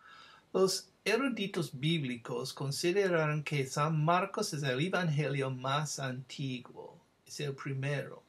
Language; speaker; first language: Spanish; non-native, fluent; English